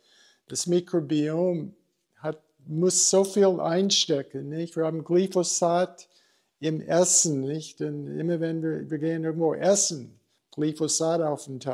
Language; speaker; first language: German; non-native, fluent; English